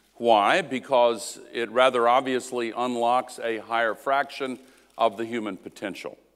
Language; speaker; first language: English; native; English